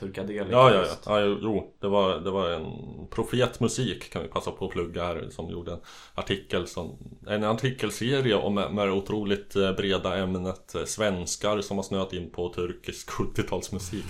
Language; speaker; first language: Swedish; native; Swedish